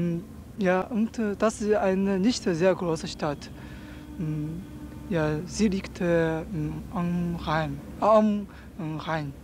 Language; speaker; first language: German; non-native, learner; Chinese